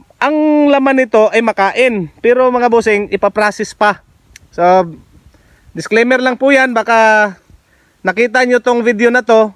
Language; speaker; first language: Filipino; non-native, local second language; Cebuano